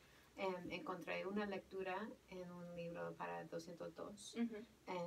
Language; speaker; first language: Spanish; non-native, fluent; English